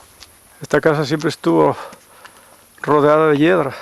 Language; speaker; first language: Spanish; native; Spanish